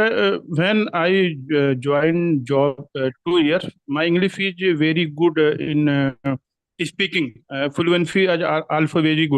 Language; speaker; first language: English; non-native, learner; Hindi